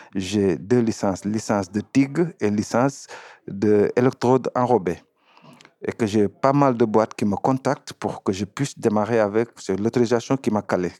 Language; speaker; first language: French; non-native, local second language; Wolof